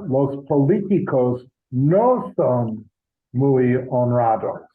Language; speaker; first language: Spanish; non-native, learner; English